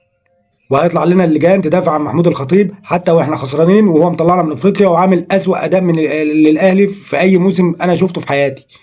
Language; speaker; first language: Arabic; native; Arabic